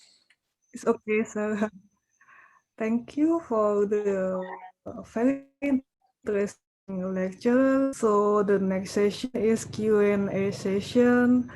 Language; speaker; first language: English; non-native, fluent; Indonesian